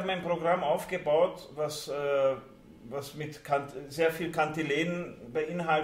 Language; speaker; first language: German; non-native, fluent; Hungarian